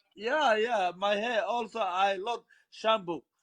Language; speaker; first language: English; non-native, learner; Somali